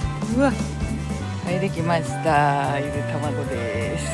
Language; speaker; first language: Japanese; native; Japanese